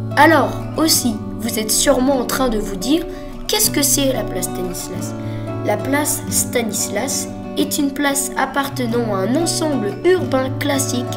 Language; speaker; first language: French; native; French